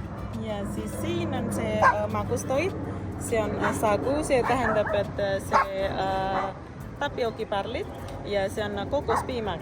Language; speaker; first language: Estonian; non-native, fluent; Indonesian